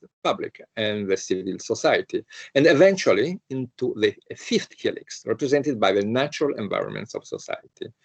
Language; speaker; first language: English; non-native, fluent; Italian